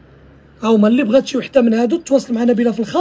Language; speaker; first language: Arabic; native; Arabic